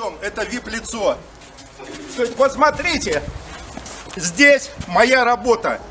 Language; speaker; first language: Russian; native; Russian